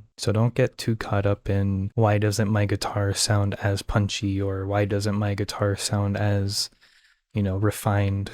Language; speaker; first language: English; native; English